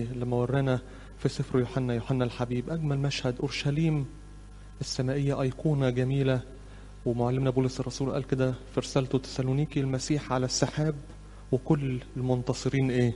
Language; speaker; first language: Arabic; native; Arabic